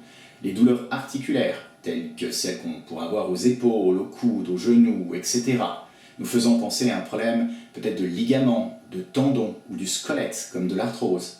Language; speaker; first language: French; native; French